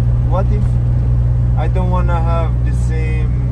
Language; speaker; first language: English; non-native, learner; Romanian